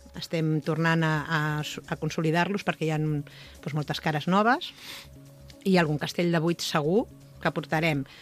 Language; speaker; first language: Catalan; native; Catalan